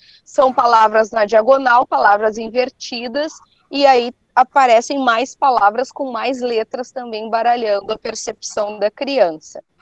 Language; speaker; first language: Portuguese; native; Portuguese